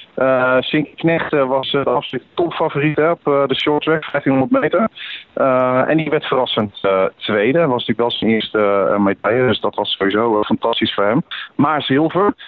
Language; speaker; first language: Dutch; native; Dutch